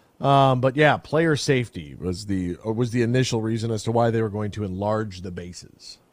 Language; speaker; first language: English; native; English